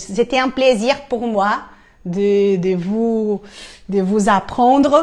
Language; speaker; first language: French; non-native, fluent; Portuguese